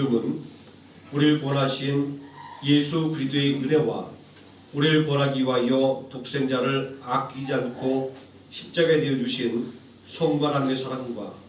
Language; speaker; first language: Korean; native; Korean